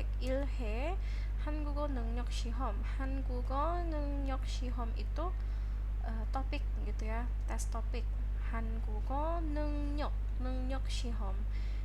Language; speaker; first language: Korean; non-native, fluent; Indonesian